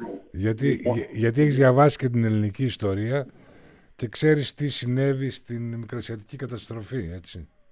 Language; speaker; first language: Greek; native; Greek